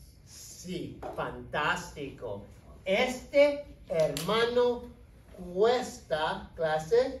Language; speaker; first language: Spanish; non-native, fluent; English